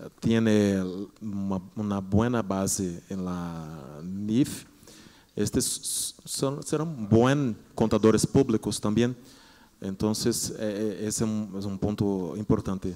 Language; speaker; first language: Spanish; non-native, learner; Portuguese